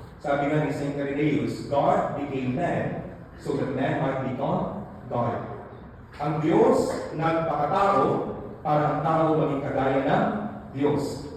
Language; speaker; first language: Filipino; non-native, local second language; Hiligaynon